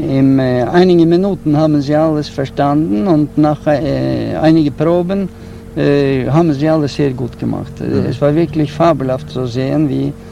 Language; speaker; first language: German; non-native, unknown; Norwegian